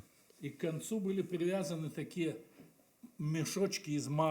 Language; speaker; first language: Russian; native; Russian